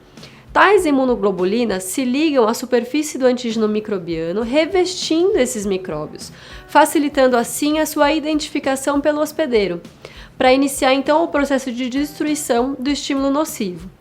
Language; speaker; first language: Portuguese; native; Portuguese